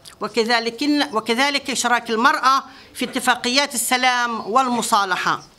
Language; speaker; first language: Arabic; native; Arabic